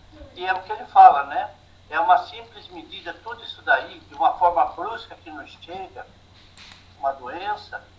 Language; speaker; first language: Portuguese; native; Portuguese